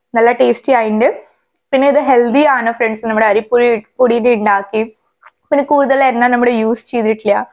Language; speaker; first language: Malayalam; non-native, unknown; Hindi